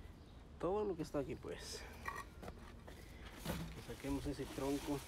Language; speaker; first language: Spanish; native; Spanish